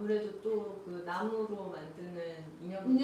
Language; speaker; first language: Korean; native; Korean